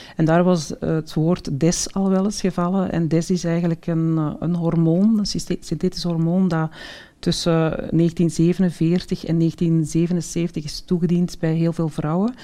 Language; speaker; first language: Dutch; native; Dutch